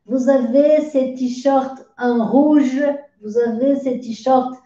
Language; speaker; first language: French; non-native, fluent; Portuguese